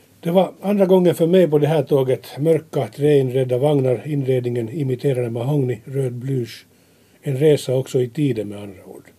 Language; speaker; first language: Swedish; native; Swedish